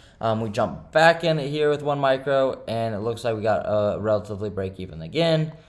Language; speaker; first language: English; native; English